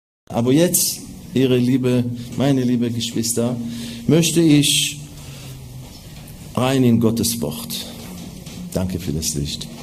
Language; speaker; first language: German; non-native, fluent; Hebrew